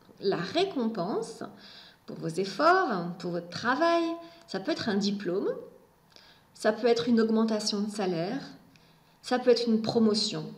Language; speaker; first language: French; native; French